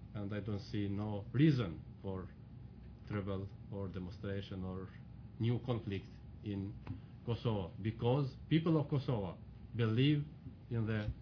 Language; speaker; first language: English; non-native, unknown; Albanian